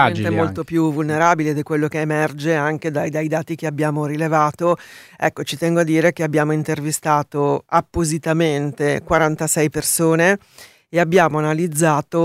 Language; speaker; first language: Italian; native; Italian